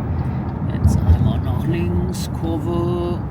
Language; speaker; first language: German; early bilingual, other home language; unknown